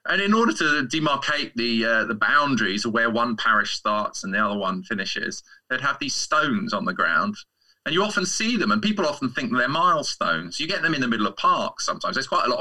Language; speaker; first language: English; native; English